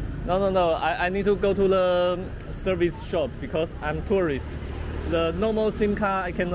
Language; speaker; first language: English; non-native, learner; Chinese